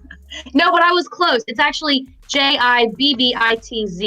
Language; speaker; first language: English; native; English